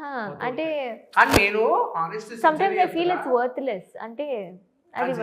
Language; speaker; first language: Telugu; non-native, fluent; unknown